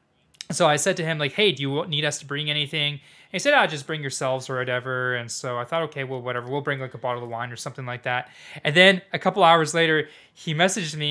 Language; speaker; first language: English; native; English